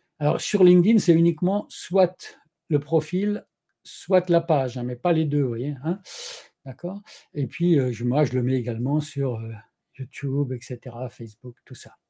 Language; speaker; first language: French; native; French